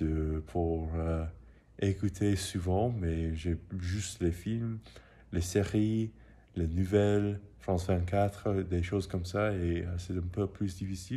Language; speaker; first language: French; non-native, learner; English